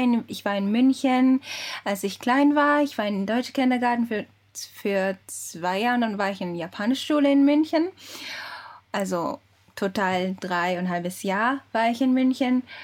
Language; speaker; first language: German; early bilingual, other home language; Japanese